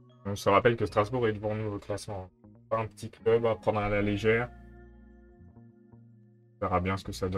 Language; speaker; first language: French; native; French